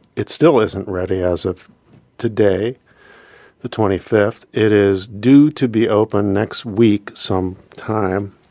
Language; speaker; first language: English; native; English